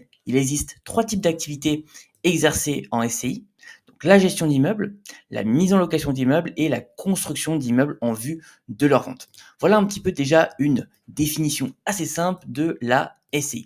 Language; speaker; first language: French; native; French